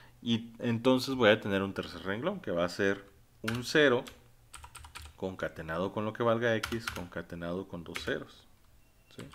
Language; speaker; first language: Spanish; native; Spanish